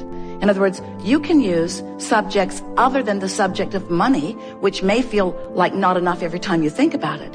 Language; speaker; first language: English; native; English